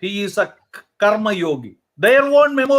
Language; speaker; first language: English; non-native, local second language; Hindi